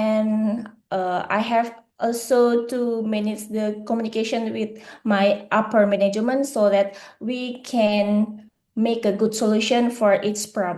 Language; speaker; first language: English; non-native, learner; Indonesian